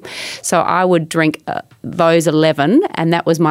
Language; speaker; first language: English; native; English